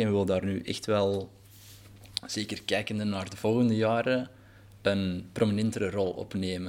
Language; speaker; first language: Dutch; native; Dutch